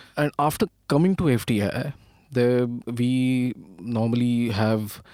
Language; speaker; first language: English; non-native, local second language; Marathi